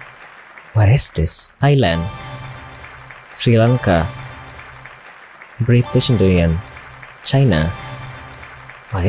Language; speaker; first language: English; non-native, learner; Indonesian